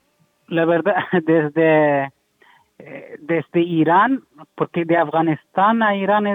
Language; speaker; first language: Spanish; non-native, learner; Persian